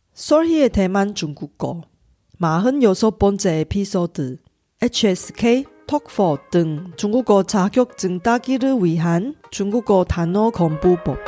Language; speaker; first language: Korean; non-native, fluent; Chinese